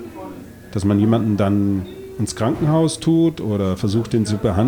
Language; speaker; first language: German; native; German